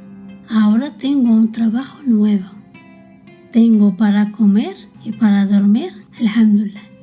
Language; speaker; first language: Spanish; early bilingual, other home language; Arabic